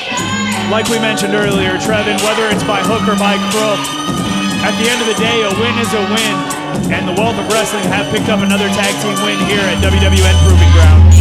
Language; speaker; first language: English; native; English